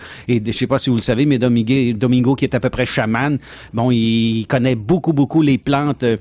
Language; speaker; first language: French; native; French